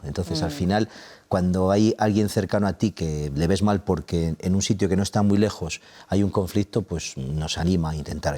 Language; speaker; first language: Spanish; native; Spanish